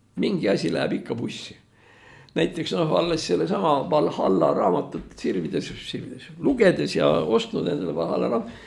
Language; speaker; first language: Estonian; native; Estonian